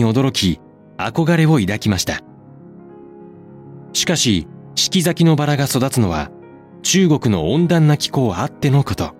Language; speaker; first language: Japanese; native; Japanese